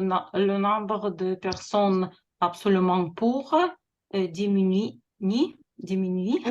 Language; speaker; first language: French; non-native, fluent; Russian